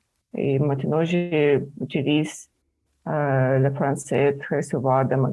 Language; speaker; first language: French; non-native, learner; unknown